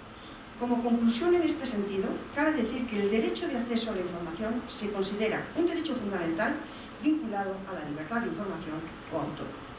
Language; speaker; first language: Spanish; native; Spanish